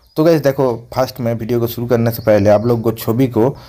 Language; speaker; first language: Hindi; non-native, local second language; Bangla